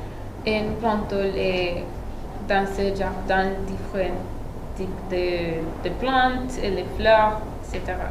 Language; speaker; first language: French; non-native, learner; Spanish